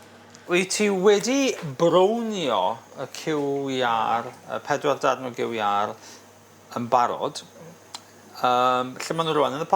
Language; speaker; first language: Welsh; native; Welsh